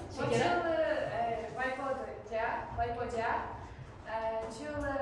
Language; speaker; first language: Chinese; non-native, learner; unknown